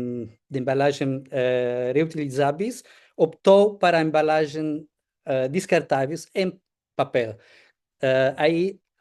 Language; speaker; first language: Portuguese; non-native, fluent; Italian